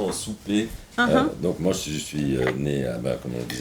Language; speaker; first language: French; native; French